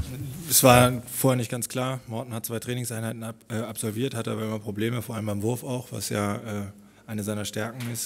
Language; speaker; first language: German; native; German